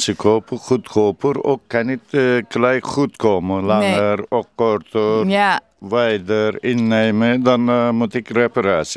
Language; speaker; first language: Dutch; non-native, learner; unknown